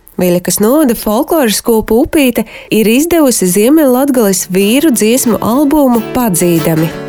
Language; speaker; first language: Latvian; native; Latvian